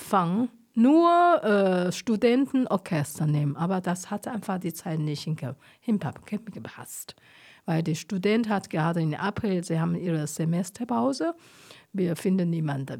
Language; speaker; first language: German; non-native, fluent; Chinese